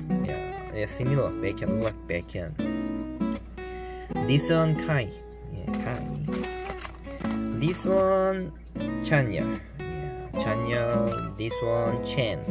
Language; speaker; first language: English; non-native, learner; Korean